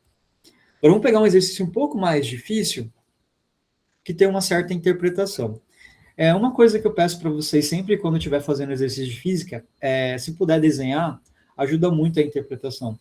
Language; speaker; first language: Portuguese; native; Portuguese